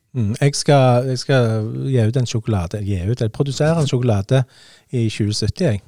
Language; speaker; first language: Norwegian; native; Norwegian